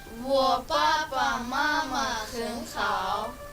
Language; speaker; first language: Chinese; non-native, learner; Kyrgyz